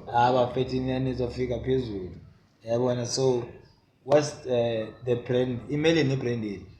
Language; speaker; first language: Zulu; native; Zulu